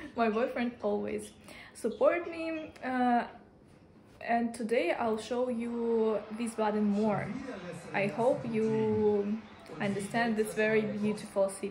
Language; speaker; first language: English; non-native, learner; Russian